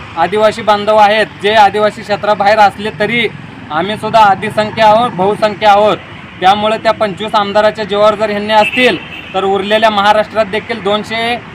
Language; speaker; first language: Marathi; native; Marathi